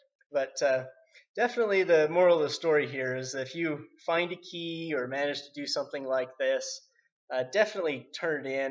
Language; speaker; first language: English; native; English